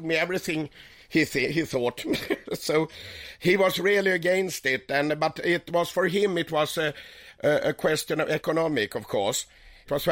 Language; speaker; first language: English; non-native, fluent; Swedish